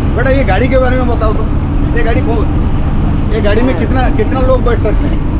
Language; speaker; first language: Hindi; non-native, local second language; Odia